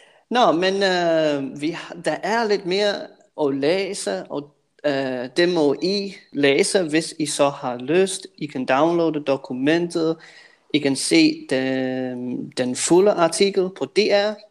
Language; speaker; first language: Danish; native; Danish